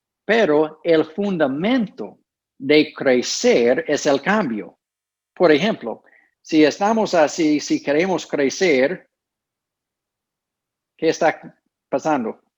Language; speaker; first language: Spanish; non-native, fluent; English